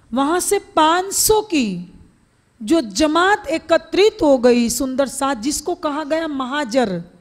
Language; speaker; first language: Hindi; non-native, local second language; Gujarati